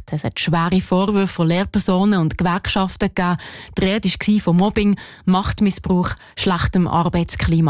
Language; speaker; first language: German; native; German